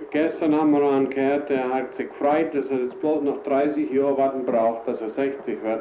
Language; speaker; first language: German; early bilingual, heritage; German